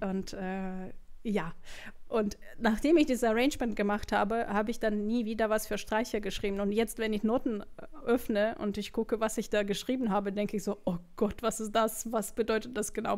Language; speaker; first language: German; non-native, fluent; Russian